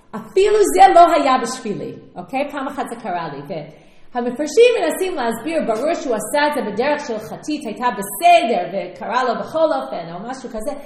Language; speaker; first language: Hebrew; non-native, fluent; English